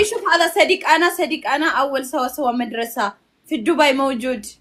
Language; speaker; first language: Arabic; non-native, learner; Amharic